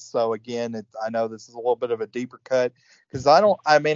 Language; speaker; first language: English; native; English